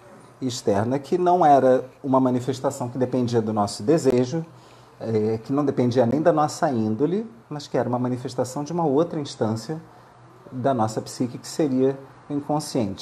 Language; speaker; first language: Portuguese; native; Portuguese